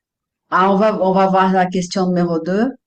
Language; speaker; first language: French; non-native, fluent; Portuguese